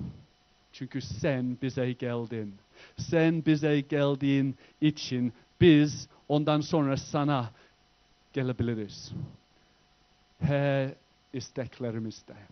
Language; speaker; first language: Turkish; non-native, fluent; English